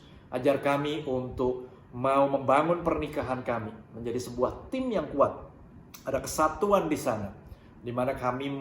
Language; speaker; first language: Indonesian; native; Indonesian